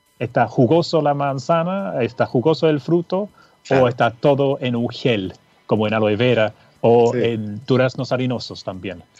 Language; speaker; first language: Spanish; non-native, fluent; English